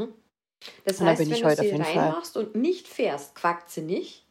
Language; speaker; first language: German; native; German